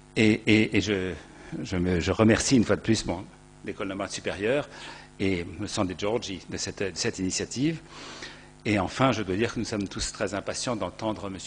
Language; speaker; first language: French; native; French